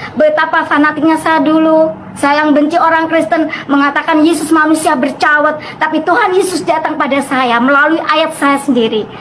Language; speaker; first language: Indonesian; non-native, local second language; Madurese